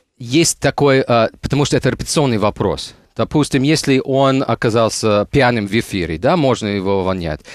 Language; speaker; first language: Russian; non-native, fluent; English